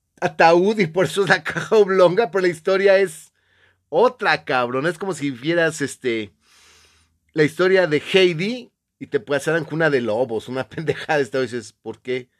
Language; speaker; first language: Spanish; native; Spanish